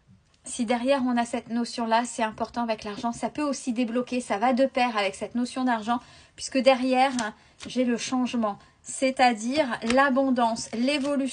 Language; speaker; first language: French; native; French